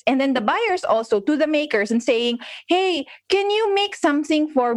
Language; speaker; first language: English; non-native, local second language; Filipino